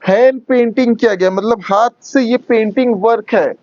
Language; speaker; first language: Hindi; non-native, local second language; Bangla